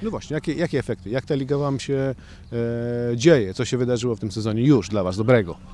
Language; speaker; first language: Polish; native; Polish